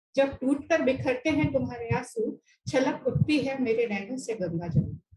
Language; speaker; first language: Hindi; non-native, local second language; Marathi